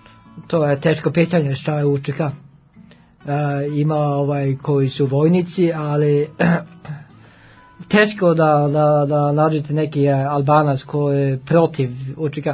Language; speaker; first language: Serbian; non-native, learner; Norwegian